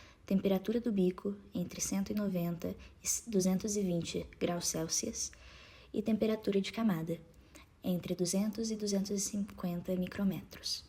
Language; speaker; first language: Portuguese; native; Portuguese